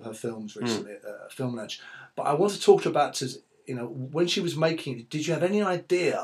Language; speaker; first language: English; native; English